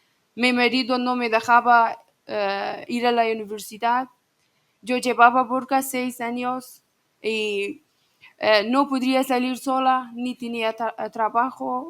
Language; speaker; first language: Spanish; non-native, learner; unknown